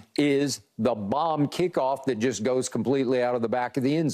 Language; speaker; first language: English; native; English